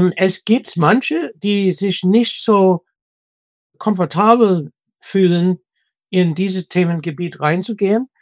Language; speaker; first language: German; non-native, fluent; English